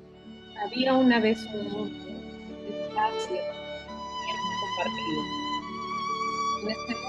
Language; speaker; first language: Spanish; native; Spanish